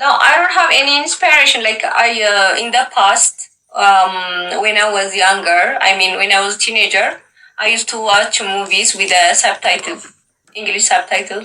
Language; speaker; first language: English; non-native, local second language; Amharic